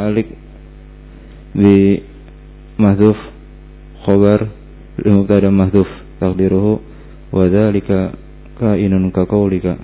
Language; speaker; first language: Arabic; non-native, learner; Indonesian